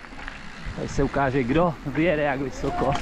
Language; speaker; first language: Czech; native; Czech